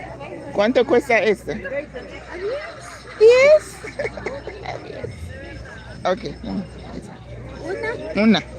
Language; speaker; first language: Spanish; non-native, learner; English